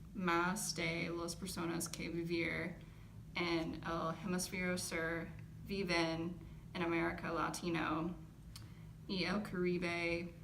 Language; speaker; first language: Spanish; non-native, learner; English